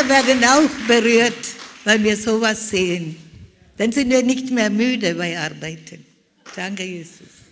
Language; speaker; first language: German; non-native, learner; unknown